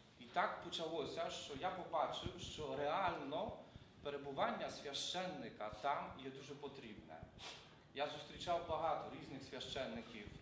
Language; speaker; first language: Ukrainian; non-native, local second language; Polish